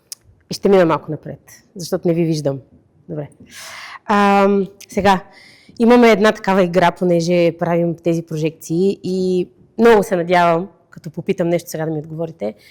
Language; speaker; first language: Bulgarian; native; Bulgarian